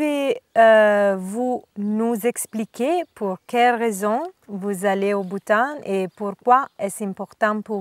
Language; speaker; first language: French; non-native, learner; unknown